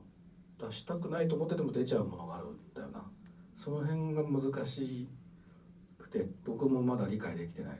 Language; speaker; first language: Japanese; native; Japanese